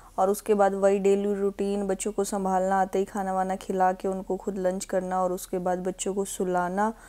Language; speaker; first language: Hindi; native; Hindi